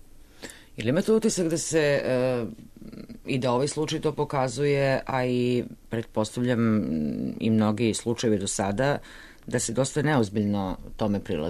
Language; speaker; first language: Serbian; native; Serbian